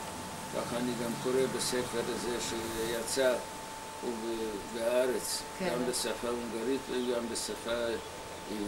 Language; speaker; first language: Hebrew; non-native, fluent; Hungarian